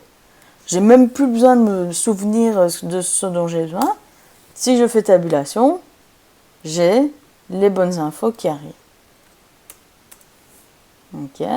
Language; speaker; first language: French; native; French